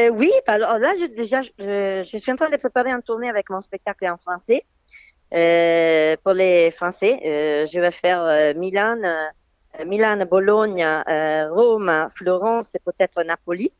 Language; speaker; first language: French; non-native, fluent; Italian